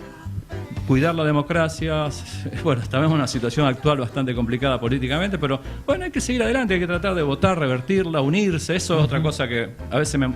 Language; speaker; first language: Spanish; native; Spanish